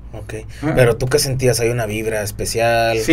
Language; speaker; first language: Spanish; native; Spanish